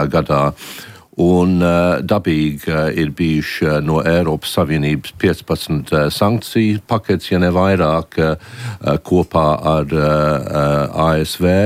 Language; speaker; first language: Latvian; early bilingual, heritage; Latvian